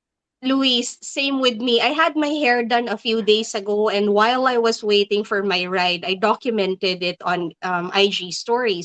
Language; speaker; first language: English; non-native, local second language; Filipino